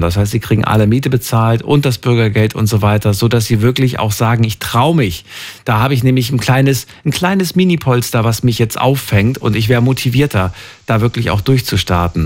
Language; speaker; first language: German; native; German